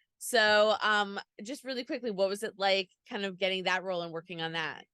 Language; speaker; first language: English; native; English